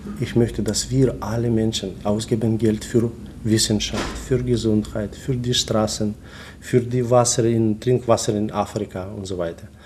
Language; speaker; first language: German; non-native, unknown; Russian